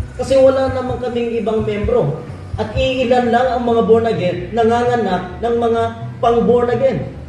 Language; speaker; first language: Filipino; non-native, local second language; Cebuano